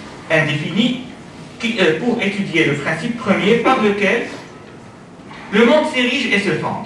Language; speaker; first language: French; non-native, local second language; Arabic